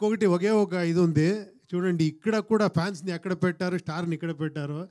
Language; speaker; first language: Telugu; non-native, fluent; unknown